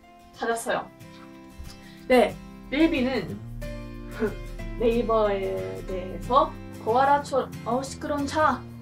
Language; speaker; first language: Korean; non-native, learner; English